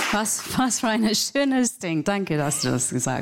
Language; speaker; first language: German; non-native, fluent; English